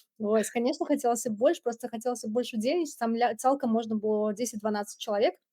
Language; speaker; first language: Belarusian; non-native, local second language; Russian